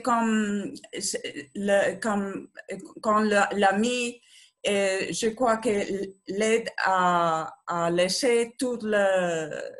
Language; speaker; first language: French; non-native, learner; Spanish